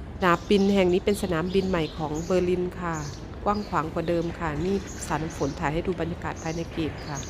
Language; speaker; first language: Thai; non-native, local second language; Lao